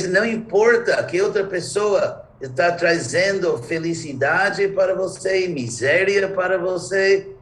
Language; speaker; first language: Portuguese; non-native, fluent; English